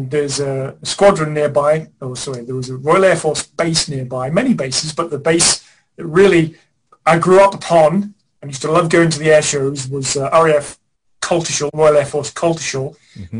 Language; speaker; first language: English; native; English